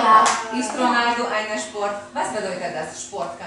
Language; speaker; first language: German; non-native, fluent; Hungarian